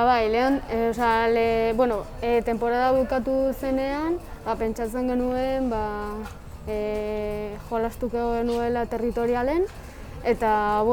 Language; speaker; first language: Basque; non-native, local second language; Spanish